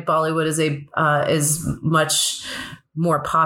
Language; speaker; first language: English; early bilingual, other home language; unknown